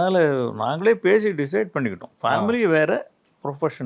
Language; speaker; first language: Tamil; native; Tamil